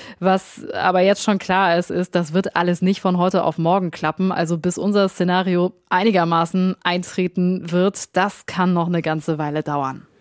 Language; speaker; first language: German; native; German